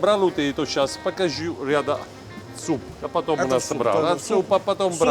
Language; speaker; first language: Russian; non-native, learner; Italian